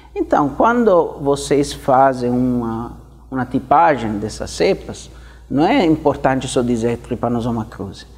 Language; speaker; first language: Portuguese; non-native, fluent; Italian